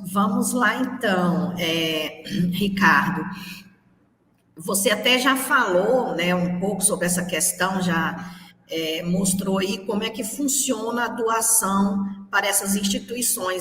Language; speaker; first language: Portuguese; native; Portuguese